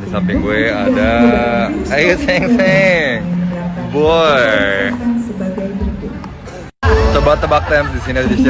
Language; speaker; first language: Indonesian; native; Indonesian